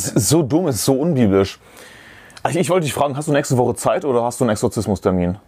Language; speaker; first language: German; native; German